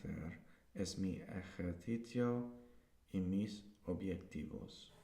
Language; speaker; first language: Spanish; non-native, learner; English